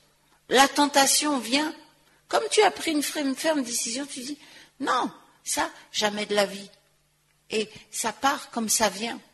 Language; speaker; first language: French; native; French